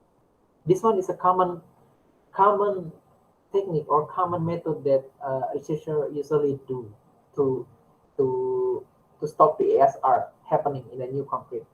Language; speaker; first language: English; non-native, learner; Indonesian